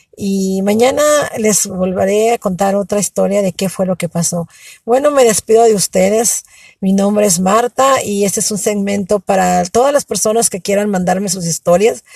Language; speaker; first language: Spanish; native; Spanish